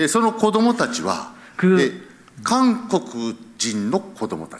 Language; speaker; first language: Japanese; early bilingual, heritage; Japanese